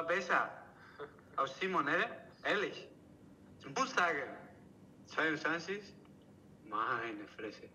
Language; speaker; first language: German; non-native, learner; Spanish